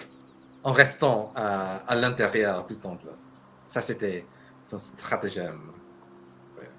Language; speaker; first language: French; non-native, fluent; English